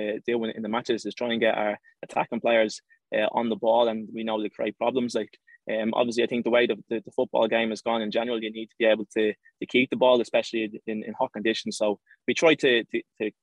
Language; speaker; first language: English; native; English